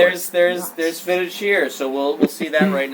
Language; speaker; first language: English; native; English